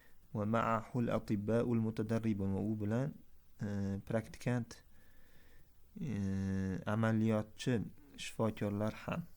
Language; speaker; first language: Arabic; non-native, fluent; Uzbek